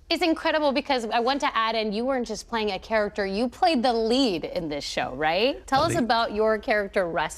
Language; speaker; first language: English; native; English